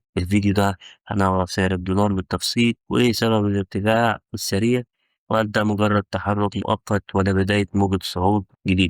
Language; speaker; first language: Arabic; native; Arabic